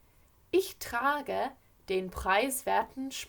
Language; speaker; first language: German; non-native, fluent; English